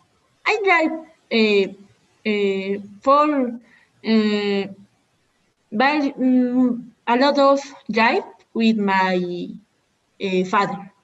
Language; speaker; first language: English; non-native, learner; Spanish